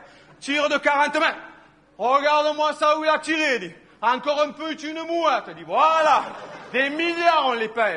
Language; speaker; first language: French; native; French